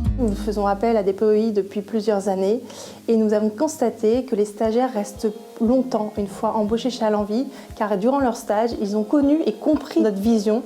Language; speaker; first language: French; native; French